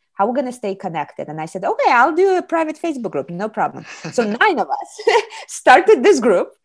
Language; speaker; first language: English; non-native, fluent; Kazakh